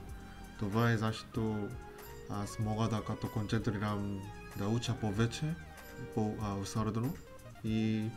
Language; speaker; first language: Bulgarian; non-native, learner; Korean